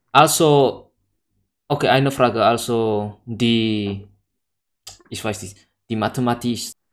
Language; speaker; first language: German; non-native, learner; Indonesian